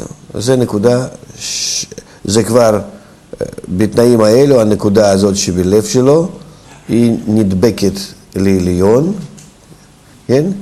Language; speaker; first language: Hebrew; non-native, fluent; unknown